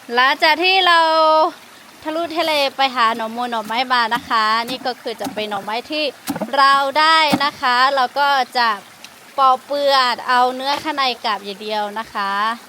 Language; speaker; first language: Thai; non-native, local second language; Lahu